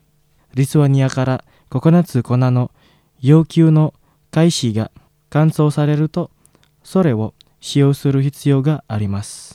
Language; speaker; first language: Japanese; non-native, fluent; Indonesian